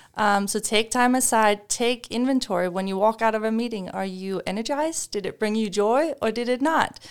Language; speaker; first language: English; non-native, fluent; Danish